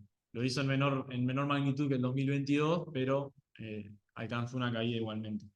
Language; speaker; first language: Spanish; native; Spanish